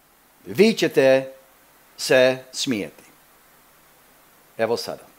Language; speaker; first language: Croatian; early bilingual, heritage; Croatian